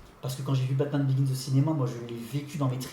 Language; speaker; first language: French; native; French